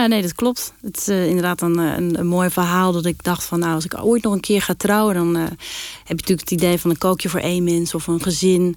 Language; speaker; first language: Dutch; native; Dutch